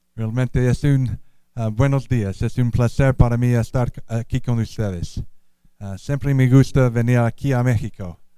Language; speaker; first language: Spanish; non-native, learner; English